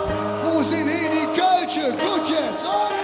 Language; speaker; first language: German; native; German